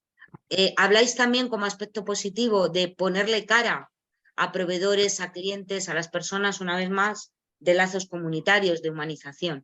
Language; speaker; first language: Spanish; native; Spanish